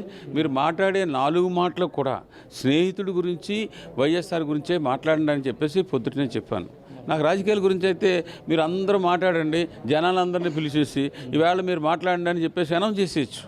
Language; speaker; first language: Telugu; native; Telugu